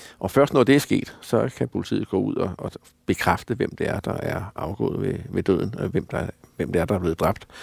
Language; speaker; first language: Danish; native; Danish